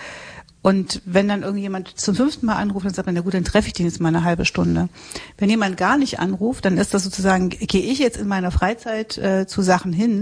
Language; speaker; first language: German; native; German